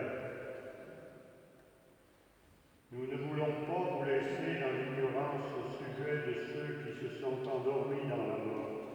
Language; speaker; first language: French; native; French